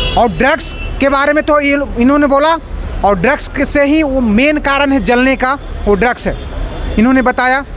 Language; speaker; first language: Hindi; native; Hindi